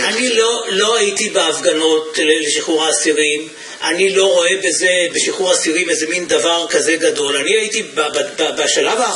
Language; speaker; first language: Hebrew; native; Hebrew